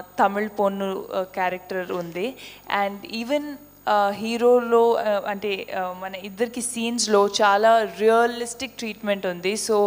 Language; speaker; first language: Telugu; non-native, fluent; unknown